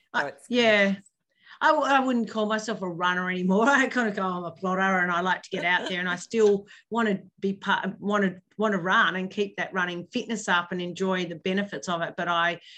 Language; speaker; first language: English; native; English